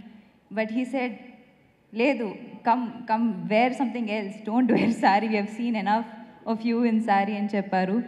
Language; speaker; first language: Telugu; non-native, fluent; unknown